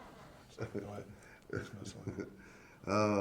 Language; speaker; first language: English; native; English